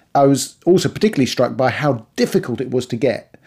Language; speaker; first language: English; early bilingual, other home language; Persian